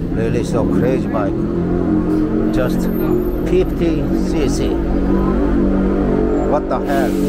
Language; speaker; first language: English; non-native, learner; Korean